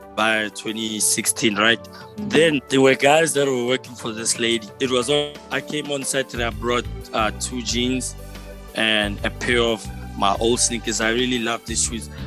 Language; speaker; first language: English; non-native, local second language; Tswana